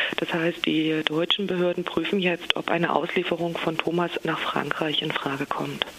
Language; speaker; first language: German; native; German